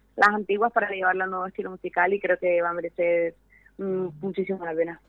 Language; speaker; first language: Spanish; native; Spanish